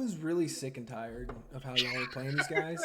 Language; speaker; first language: English; native; English